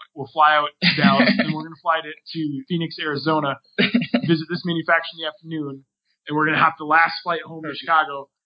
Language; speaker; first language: English; native; English